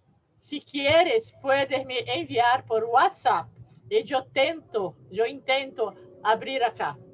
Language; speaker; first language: Spanish; non-native, learner; Portuguese